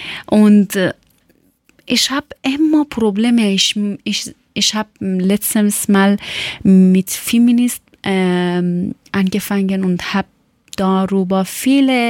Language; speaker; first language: German; non-native, learner; Persian